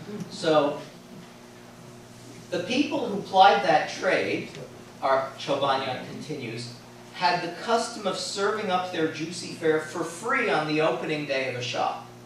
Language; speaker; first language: English; native; English